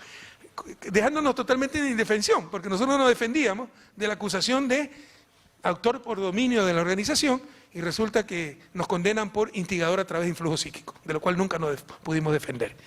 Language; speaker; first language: Spanish; native; Spanish